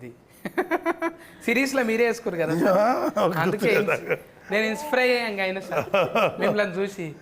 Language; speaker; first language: Telugu; native; Telugu